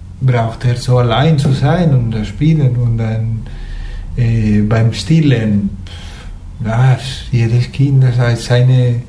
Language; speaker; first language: German; non-native, fluent; Spanish